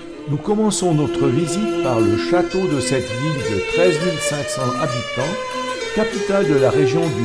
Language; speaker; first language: French; native; French